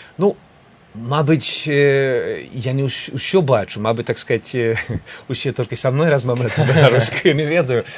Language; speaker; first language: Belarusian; non-native, fluent; Swedish